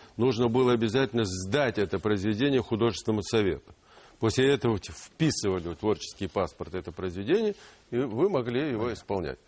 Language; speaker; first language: Russian; non-native, local second language; Ukrainian